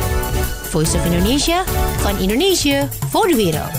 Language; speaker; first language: Dutch; non-native, learner; Indonesian